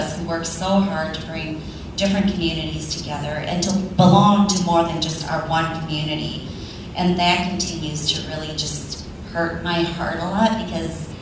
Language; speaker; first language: English; early bilingual, other home language; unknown